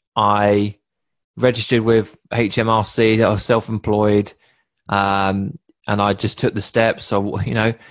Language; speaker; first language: English; native; English